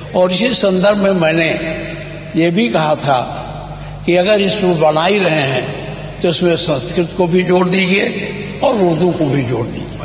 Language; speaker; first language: Hindi; native; Hindi